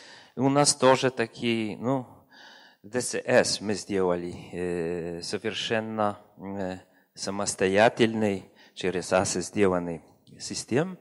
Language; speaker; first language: Russian; non-native, learner; Polish